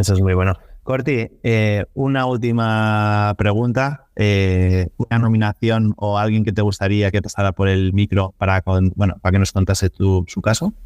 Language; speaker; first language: Spanish; native; Spanish